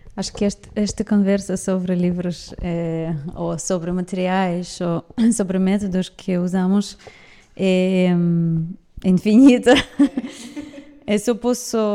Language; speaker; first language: Portuguese; non-native, fluent; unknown